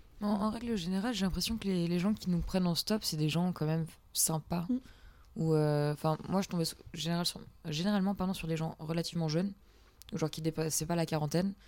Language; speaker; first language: French; native; French